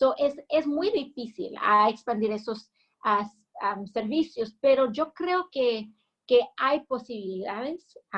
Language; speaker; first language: Spanish; early bilingual, heritage; English